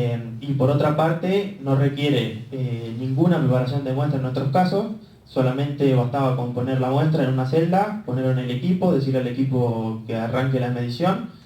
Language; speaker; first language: Spanish; native; Spanish